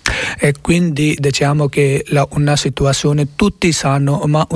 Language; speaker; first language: Italian; non-native, learner; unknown